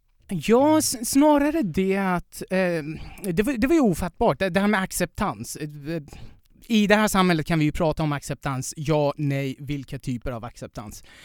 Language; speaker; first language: Swedish; non-native, fluent; Persian